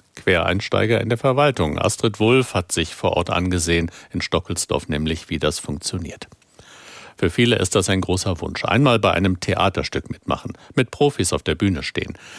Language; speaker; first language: German; native; German